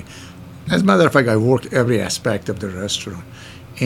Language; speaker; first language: English; non-native, fluent; Persian